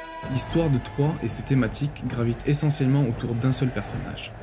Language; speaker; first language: French; native; French